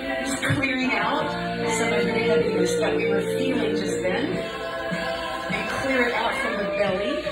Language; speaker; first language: English; native; English